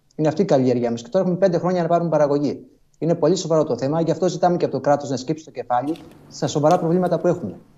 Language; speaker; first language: Greek; native; Greek